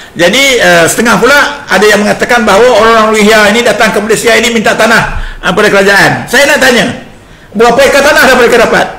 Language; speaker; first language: Malay; native; Malay